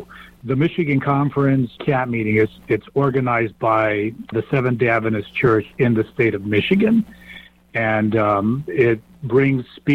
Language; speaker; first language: English; non-native, local second language; Spanish